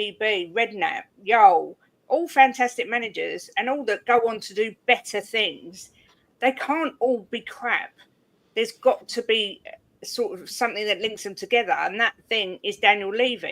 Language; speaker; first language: English; native; English